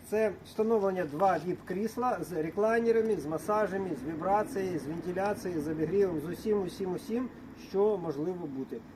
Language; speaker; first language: Ukrainian; non-native, local second language; Russian